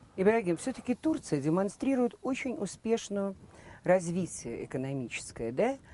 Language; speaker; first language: Russian; native; Russian